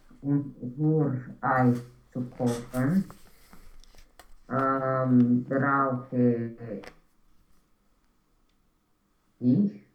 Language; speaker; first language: German; non-native, learner; Romanian